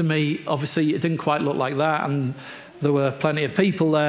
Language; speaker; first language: English; native; English